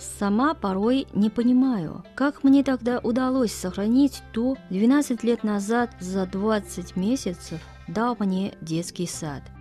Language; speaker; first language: Russian; non-native, fluent; Chinese